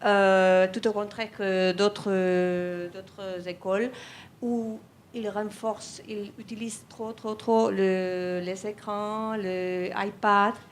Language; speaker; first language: French; non-native, fluent; Spanish